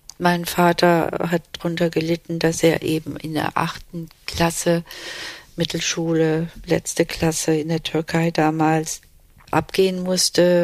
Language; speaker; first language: German; early bilingual, other home language; Turkish